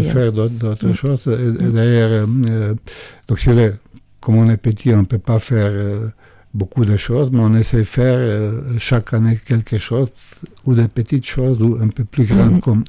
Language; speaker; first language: French; non-native, fluent; Croatian